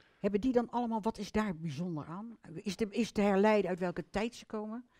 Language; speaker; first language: Dutch; native; Dutch